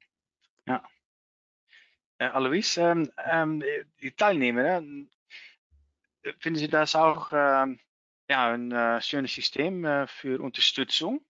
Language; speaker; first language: German; non-native, learner; Dutch